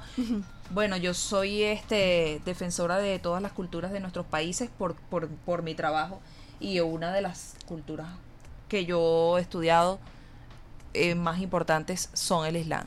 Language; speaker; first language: Spanish; native; Spanish